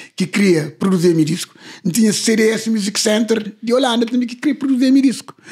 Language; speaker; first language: Portuguese; non-native, local second language; Kabuverdianu